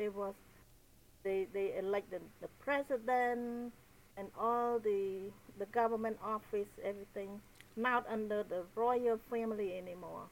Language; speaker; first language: English; non-native, fluent; Khmer